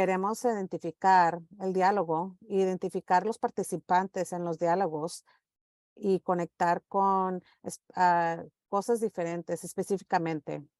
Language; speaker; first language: Spanish; early bilingual, heritage; English